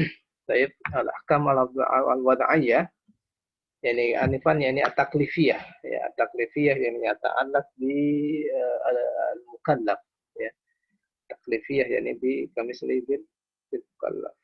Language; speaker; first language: Arabic; non-native, fluent; Indonesian